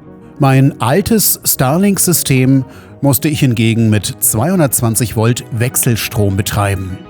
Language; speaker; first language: German; native; German